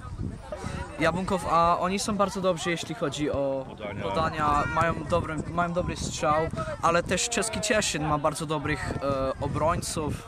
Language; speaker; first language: Polish; early bilingual, heritage; Polish